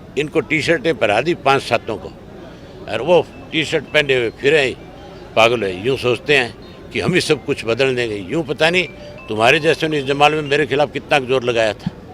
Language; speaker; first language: Hindi; native; Hindi